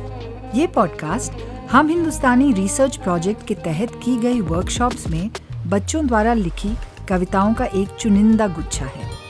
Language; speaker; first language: Hindi; native; Hindi